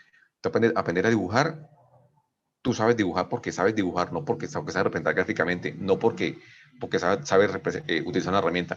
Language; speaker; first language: Spanish; native; Spanish